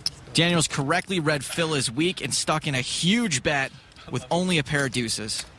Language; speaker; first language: English; native; English